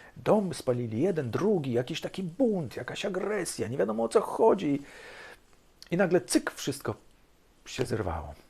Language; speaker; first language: Polish; early bilingual, heritage; Polish